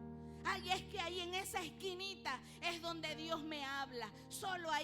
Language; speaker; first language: Spanish; native; Spanish